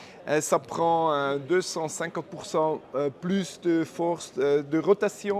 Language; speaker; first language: French; non-native, fluent; German